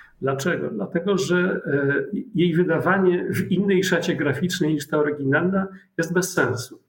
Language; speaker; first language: Polish; native; Polish